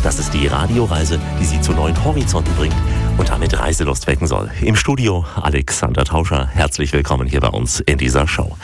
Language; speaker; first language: German; native; German